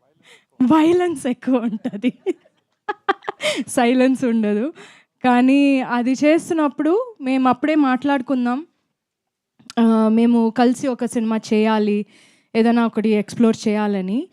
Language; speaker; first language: Telugu; non-native, fluent; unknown